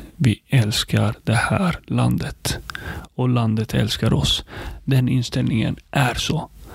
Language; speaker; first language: Swedish; early bilingual, other home language; Arabic